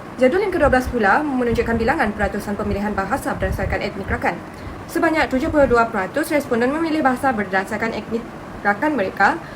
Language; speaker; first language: Malay; native; Malay